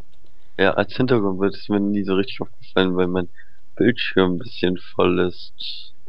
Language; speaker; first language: German; native; German